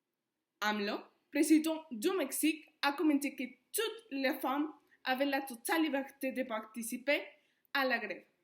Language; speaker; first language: French; non-native, fluent; Spanish